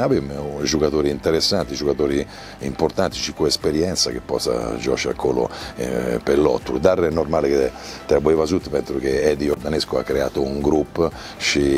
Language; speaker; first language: Romanian; non-native, learner; Italian